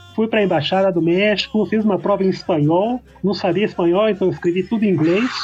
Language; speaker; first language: Portuguese; early bilingual, heritage; Portuguese